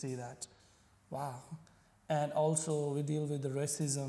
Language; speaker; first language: English; non-native, local second language; Punjabi